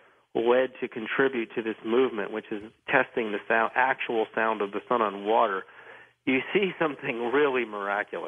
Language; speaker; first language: English; native; English